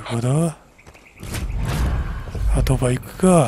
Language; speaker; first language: Japanese; native; Japanese